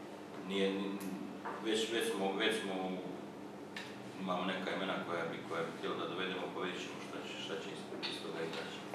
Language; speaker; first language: Croatian; native; Croatian